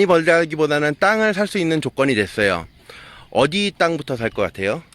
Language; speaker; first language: Korean; native; Korean